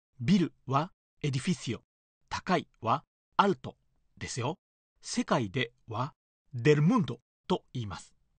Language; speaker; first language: Japanese; native; Japanese